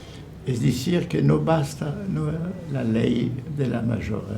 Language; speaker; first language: Spanish; non-native, fluent; French